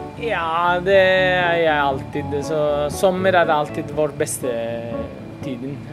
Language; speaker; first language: Norwegian; non-native, fluent; Italian